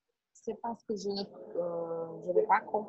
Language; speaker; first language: French; non-native, learner; Portuguese